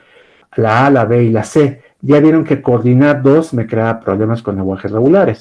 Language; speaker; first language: Spanish; native; Spanish